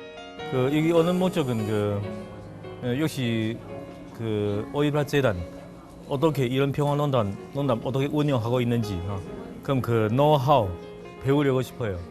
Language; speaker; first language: Korean; non-native, fluent; Chinese